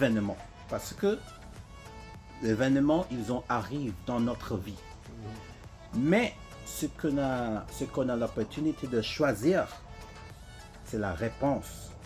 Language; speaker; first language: French; non-native, learner; English